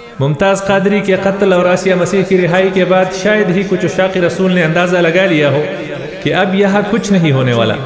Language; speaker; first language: Urdu; non-native, local second language; Pashto